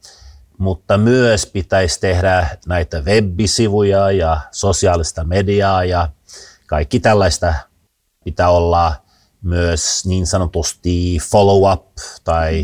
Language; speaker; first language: Finnish; early bilingual, heritage; Finnish